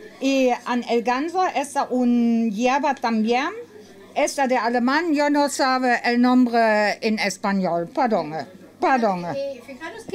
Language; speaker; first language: Spanish; non-native, learner; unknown